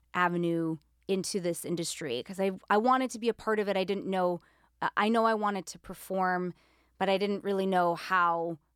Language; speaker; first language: English; non-native, fluent; Greek